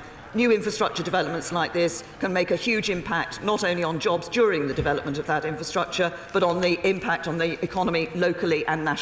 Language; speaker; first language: English; native; English